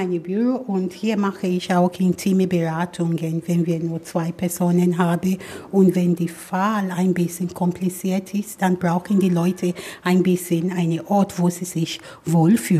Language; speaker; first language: German; non-native, fluent; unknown